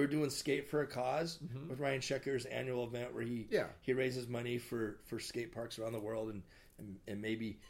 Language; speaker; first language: English; native; English